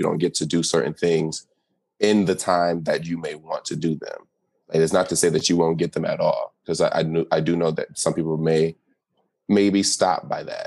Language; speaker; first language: English; native; English